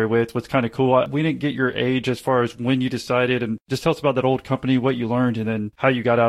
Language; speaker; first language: English; native; English